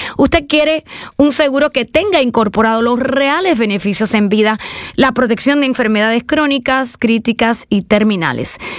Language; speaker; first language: Spanish; native; Spanish